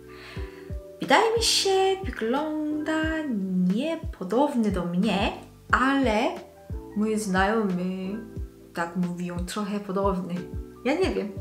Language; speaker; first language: Polish; non-native, local second language; Korean